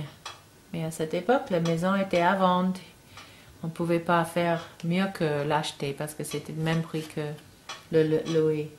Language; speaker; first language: French; non-native, learner; English